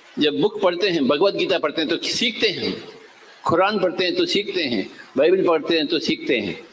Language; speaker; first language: Hindi; non-native, local second language; Telugu